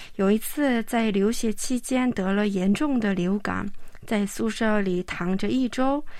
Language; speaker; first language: Chinese; non-native, fluent; Korean